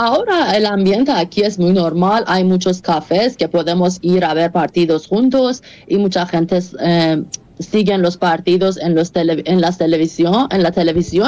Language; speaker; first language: Spanish; non-native, fluent; Persian